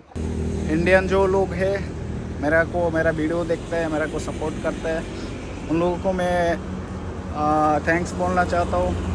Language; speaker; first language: Hindi; non-native, learner; Bangla